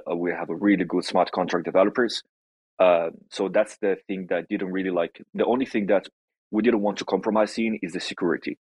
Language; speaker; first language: English; non-native, fluent; Italian